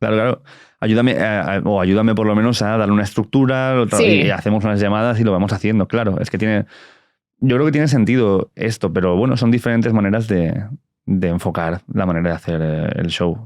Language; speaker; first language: Spanish; native; Spanish